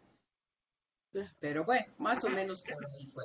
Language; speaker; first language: Spanish; non-native, fluent; English